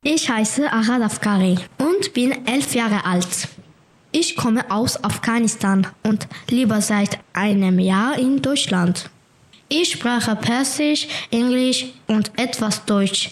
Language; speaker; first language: German; non-native, learner; Persian